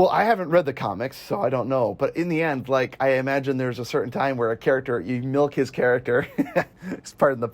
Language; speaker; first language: English; native; English